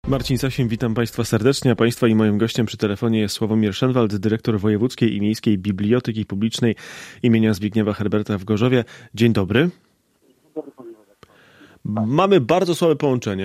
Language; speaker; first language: Polish; native; Polish